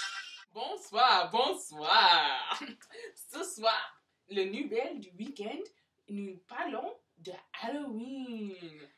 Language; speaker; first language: French; non-native, learner; English